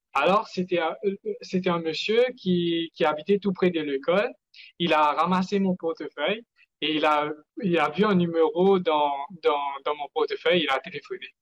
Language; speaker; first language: French; non-native, local second language; Morisyen